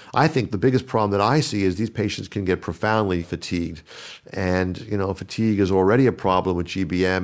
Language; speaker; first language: English; native; English